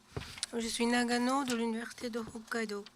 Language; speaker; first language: French; non-native, fluent; Japanese